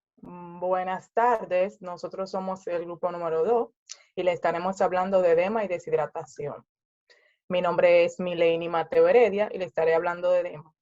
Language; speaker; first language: Spanish; native; Spanish